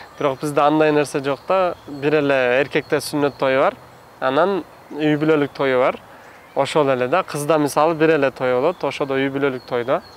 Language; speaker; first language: Kyrgyz; non-native, fluent; Turkish